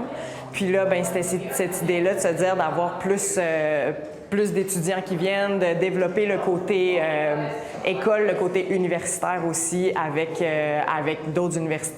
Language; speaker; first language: French; native; French